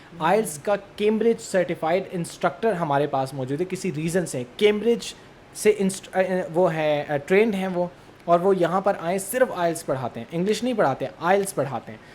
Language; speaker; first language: Urdu; early bilingual, heritage; Urdu